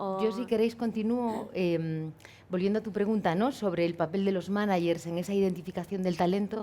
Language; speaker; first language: Spanish; native; Spanish